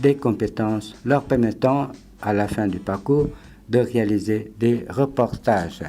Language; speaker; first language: French; non-native, fluent; Lao